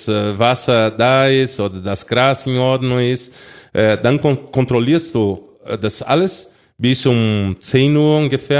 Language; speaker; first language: German; non-native, fluent; Portuguese